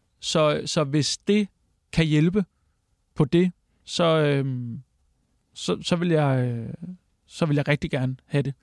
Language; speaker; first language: Danish; native; Danish